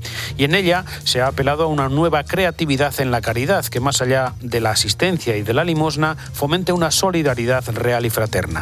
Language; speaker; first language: Spanish; native; Spanish